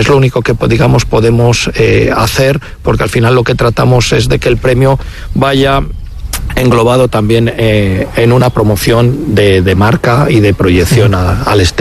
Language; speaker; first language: Spanish; native; Spanish